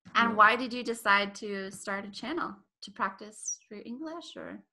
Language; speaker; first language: English; native; English